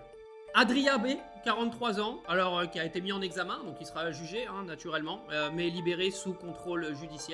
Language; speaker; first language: French; native; French